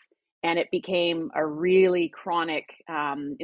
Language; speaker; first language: English; native; English